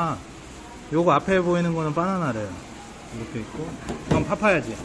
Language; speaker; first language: Korean; native; Korean